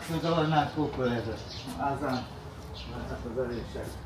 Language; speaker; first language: Russian; non-native, learner; Uzbek